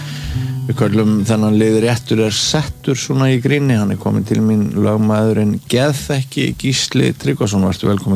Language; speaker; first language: Icelandic; native; Icelandic